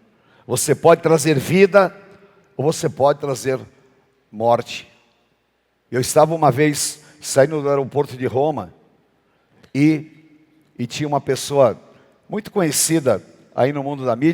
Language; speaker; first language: Portuguese; native; Portuguese